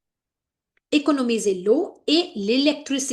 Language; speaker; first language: French; non-native, fluent; Hindi